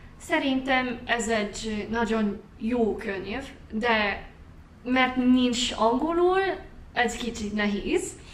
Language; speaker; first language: Hungarian; non-native, learner; English